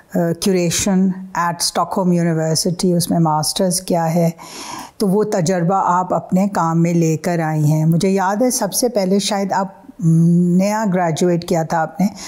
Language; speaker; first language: Urdu; native; Urdu